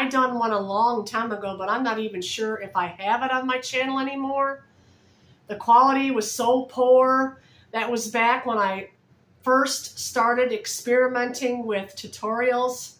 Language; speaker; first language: English; native; English